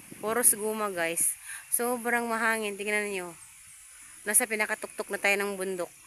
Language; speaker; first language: Filipino; non-native, local second language; Cebuano